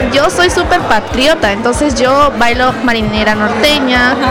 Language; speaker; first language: Spanish; early bilingual, heritage; Spanish